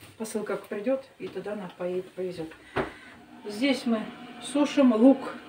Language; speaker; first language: Russian; native; Russian